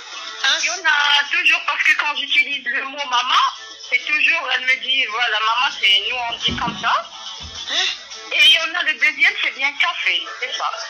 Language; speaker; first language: French; non-native, local second language; Arabic